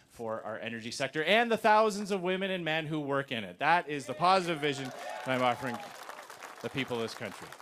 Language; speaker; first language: English; native; English